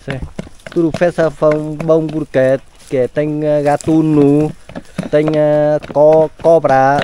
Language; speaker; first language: Portuguese; non-native, learner; Vietnamese